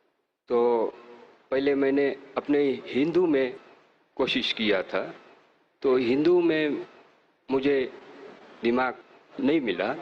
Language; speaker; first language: Hindi; non-native, local second language; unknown